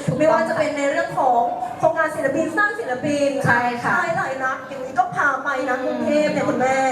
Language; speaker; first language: Thai; native; Thai